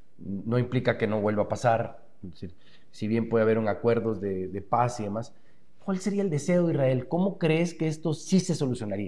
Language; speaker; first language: Spanish; native; Spanish